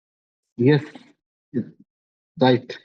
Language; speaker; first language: English; non-native, learner; Hindi